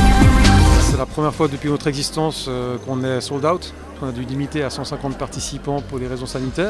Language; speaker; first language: French; native; French